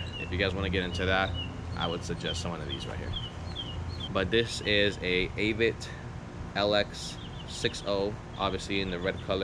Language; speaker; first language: English; native; English